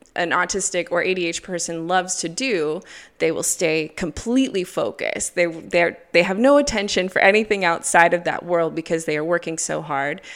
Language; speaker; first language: English; native; English